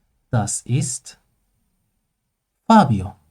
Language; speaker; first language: German; non-native, learner; Persian